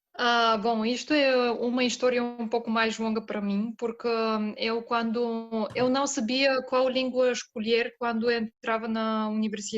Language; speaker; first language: Portuguese; non-native, fluent; Bulgarian